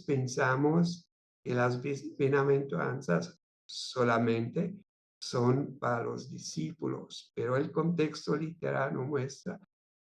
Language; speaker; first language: Spanish; non-native, fluent; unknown